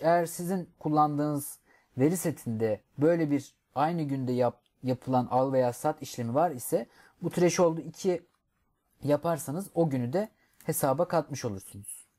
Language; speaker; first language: Turkish; native; Turkish